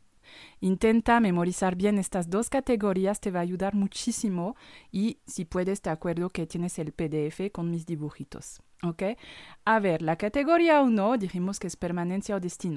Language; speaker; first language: Spanish; non-native, fluent; French